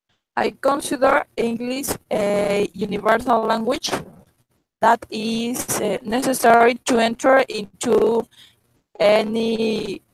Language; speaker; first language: English; non-native, learner; Spanish